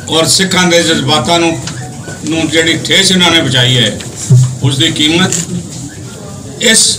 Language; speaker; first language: Hindi; non-native, local second language; Punjabi